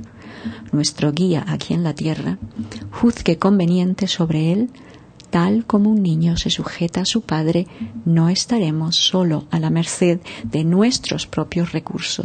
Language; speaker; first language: Spanish; native; Spanish